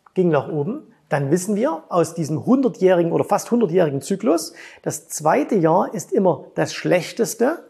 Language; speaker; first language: German; native; German